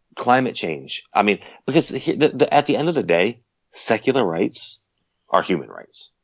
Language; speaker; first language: English; native; English